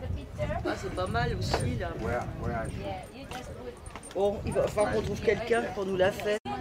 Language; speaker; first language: French; native; French